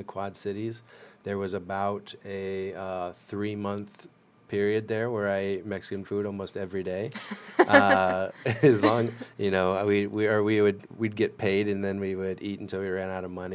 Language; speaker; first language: English; native; English